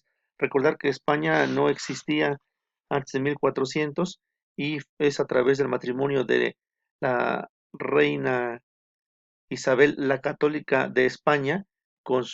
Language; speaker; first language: Spanish; native; Spanish